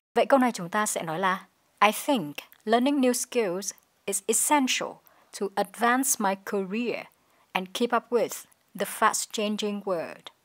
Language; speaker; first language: English; non-native, fluent; Vietnamese